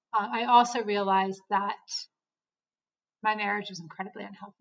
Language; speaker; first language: English; native; English